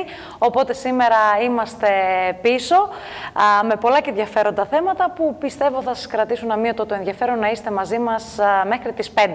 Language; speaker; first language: Greek; native; Greek